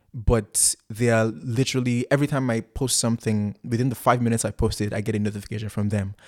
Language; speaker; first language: English; non-native, local second language; Igbo